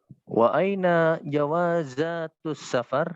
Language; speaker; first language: Arabic; non-native, learner; Indonesian